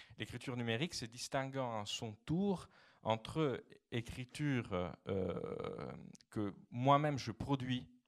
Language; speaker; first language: French; non-native, fluent; Italian